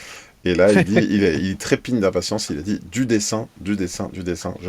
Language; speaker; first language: French; native; French